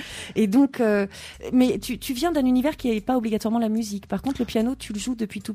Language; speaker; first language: French; native; French